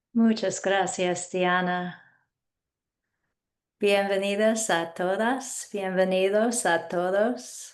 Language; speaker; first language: Spanish; non-native, fluent; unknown